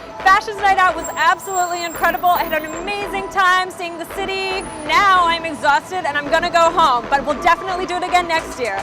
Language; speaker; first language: English; native; English